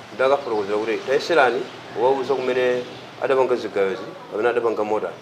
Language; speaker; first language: Nyanja; native; Nyanja